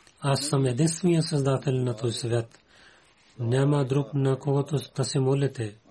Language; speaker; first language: Bulgarian; non-native, learner; Urdu